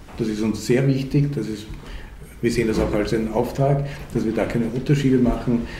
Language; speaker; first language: German; early bilingual, other home language; Hungarian